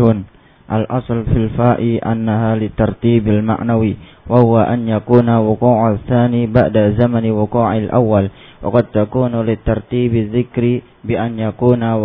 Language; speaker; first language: Arabic; non-native, learner; Indonesian